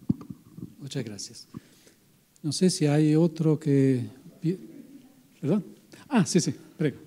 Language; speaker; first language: Spanish; non-native, fluent; Italian